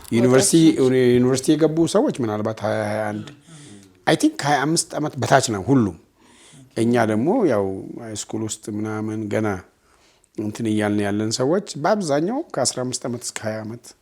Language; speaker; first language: Amharic; native; Amharic